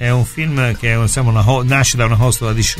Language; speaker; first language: Italian; native; Italian